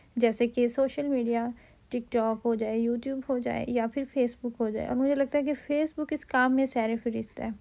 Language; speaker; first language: Urdu; native; Urdu